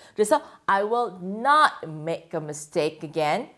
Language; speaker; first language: English; non-native, fluent; Korean